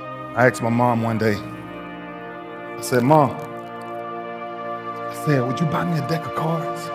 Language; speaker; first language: English; native; English